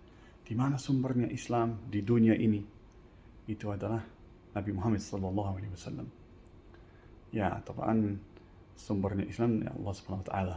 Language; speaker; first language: Indonesian; non-native, fluent; English